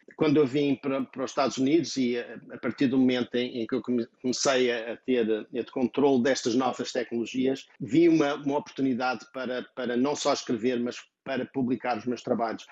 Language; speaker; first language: Portuguese; native; Portuguese